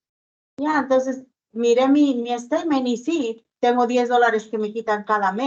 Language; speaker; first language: Spanish; native; Spanish